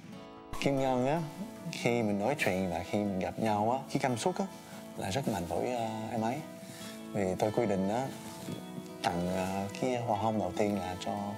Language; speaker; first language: Vietnamese; early bilingual, heritage; French